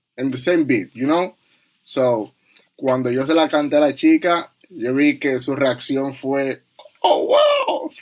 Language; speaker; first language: English; non-native, learner; Spanish